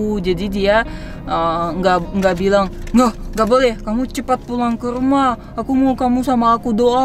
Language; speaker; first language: Indonesian; non-native, learner; Russian